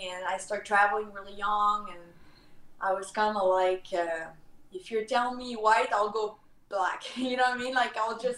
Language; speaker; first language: English; non-native, fluent; French